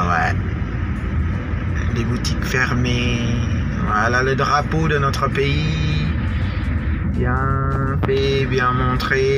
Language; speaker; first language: French; non-native, fluent; Indonesian